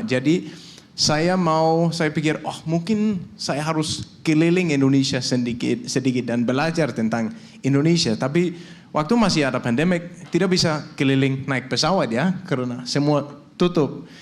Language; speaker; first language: Indonesian; non-native, learner; Danish